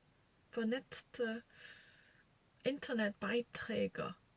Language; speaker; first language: German; non-native, learner; Korean